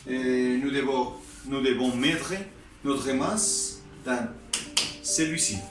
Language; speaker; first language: French; non-native, learner; Spanish